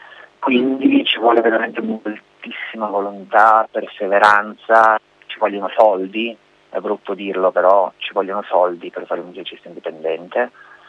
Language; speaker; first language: Italian; native; Italian